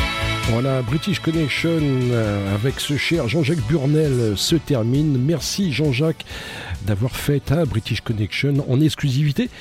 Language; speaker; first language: French; native; French